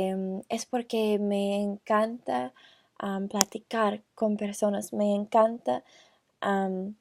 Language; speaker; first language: Spanish; non-native, learner; English